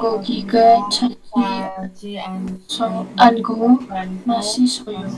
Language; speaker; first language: Korean; non-native, learner; Indonesian